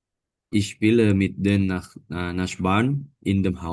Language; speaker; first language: German; non-native, learner; Indonesian